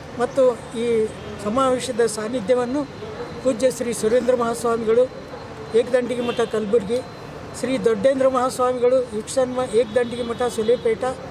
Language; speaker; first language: Kannada; native; Kannada